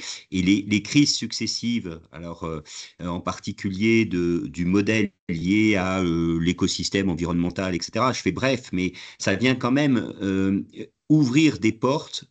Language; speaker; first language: French; native; French